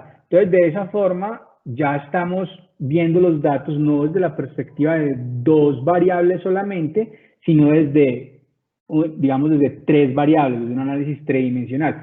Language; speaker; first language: Spanish; native; Spanish